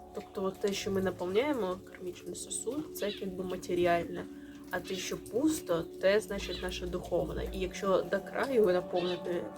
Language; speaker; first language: Ukrainian; non-native, local second language; Russian